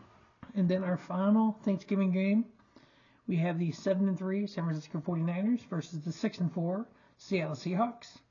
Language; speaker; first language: English; native; English